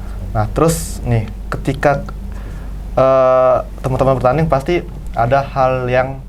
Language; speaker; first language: Indonesian; non-native, local second language; Balinese